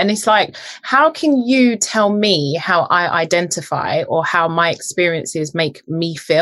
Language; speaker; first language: English; native; English